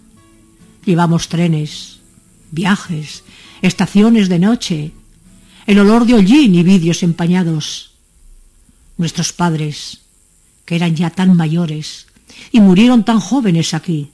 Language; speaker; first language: Spanish; native; Spanish